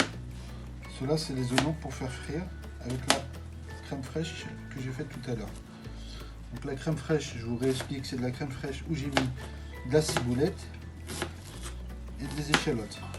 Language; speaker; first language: French; native; French